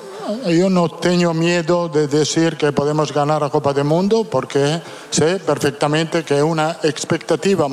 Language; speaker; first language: Portuguese; non-native, fluent; Italian